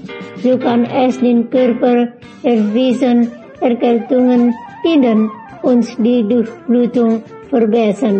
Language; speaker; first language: German; non-native, fluent; Indonesian